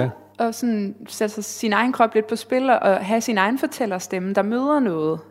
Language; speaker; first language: Danish; native; Danish